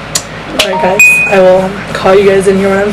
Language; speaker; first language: English; native; English